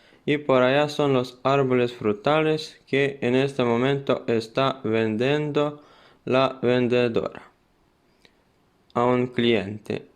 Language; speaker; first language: Spanish; non-native, fluent; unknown